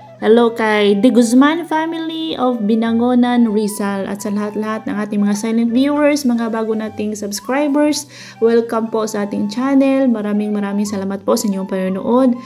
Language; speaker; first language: Filipino; non-native, local second language; Cebuano